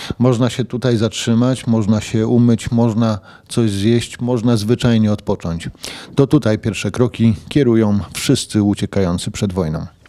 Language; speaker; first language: Polish; native; Polish